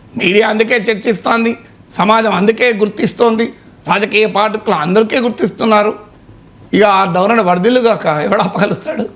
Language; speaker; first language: Telugu; native; Telugu